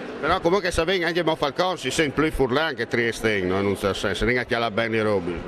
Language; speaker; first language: Italian; native; Italian